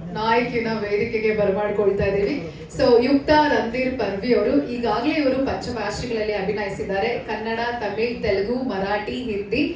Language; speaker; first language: Kannada; native; Kannada